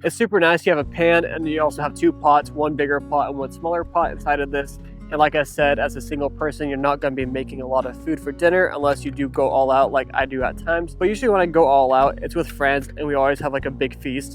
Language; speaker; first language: English; native; English